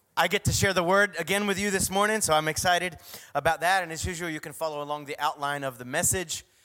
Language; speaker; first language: English; native; English